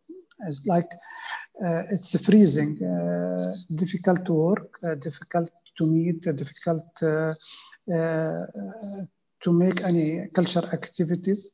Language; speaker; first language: English; non-native, fluent; Arabic